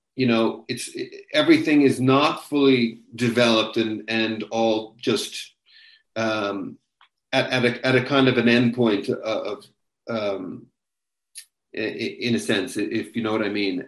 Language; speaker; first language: English; native; English